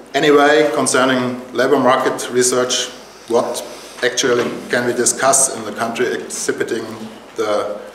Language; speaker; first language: English; non-native, fluent; German